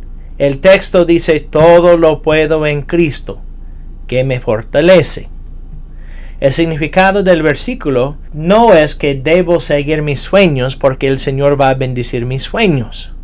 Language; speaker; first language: Spanish; non-native, fluent; English